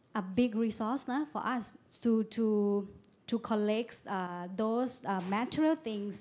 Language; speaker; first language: English; non-native, learner; Thai